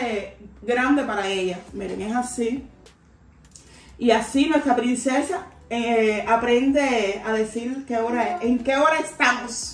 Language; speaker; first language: Spanish; native; Spanish